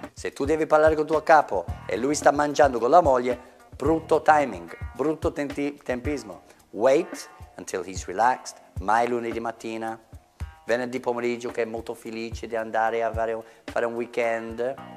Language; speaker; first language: Italian; non-native, fluent; English